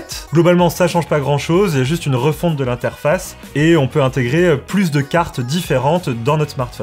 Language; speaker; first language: French; native; French